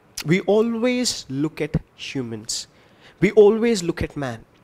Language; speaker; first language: English; non-native, local second language; Telugu